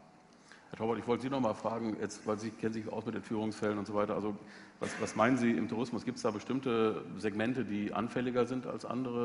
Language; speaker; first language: German; native; German